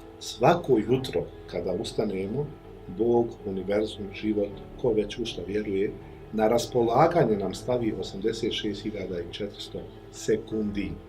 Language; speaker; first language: Bosnian; native; Bosnian